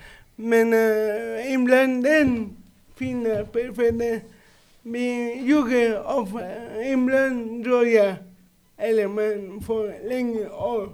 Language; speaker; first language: Swedish; non-native, learner; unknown